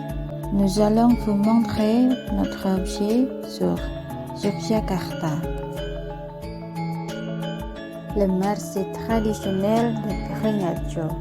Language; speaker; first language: French; non-native, learner; Indonesian